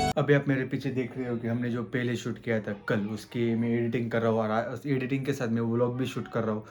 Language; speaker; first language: Hindi; non-native, local second language; Marathi